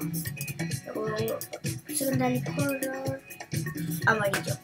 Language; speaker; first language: Spanish; early bilingual, heritage; Spanish